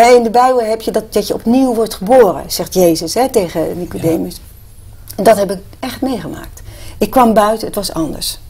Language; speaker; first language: Dutch; native; Dutch